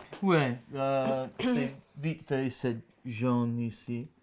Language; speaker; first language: French; non-native, learner; English